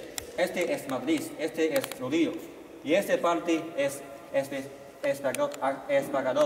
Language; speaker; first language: Spanish; non-native, learner; Chinese